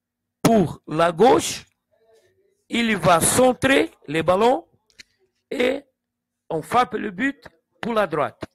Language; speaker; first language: French; non-native, fluent; Portuguese